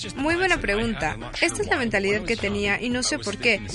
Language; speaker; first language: Spanish; non-native, fluent; English